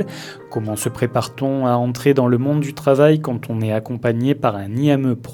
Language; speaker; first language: French; native; French